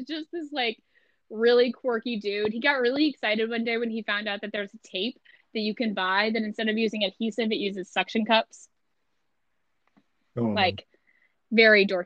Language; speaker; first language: English; native; English